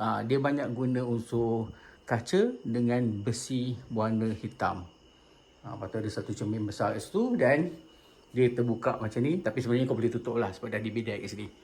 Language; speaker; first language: Malay; native; Malay